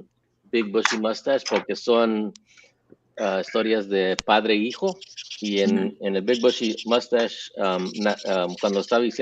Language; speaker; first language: Spanish; early bilingual, heritage; English